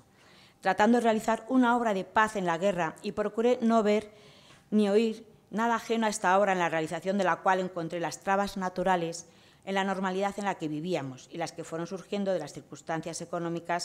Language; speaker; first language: Spanish; native; Spanish